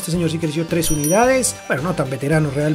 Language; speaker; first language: Spanish; native; Spanish